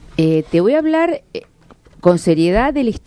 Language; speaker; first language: Spanish; native; Spanish